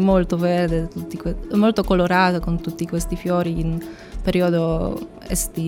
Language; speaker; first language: Italian; non-native, learner; Polish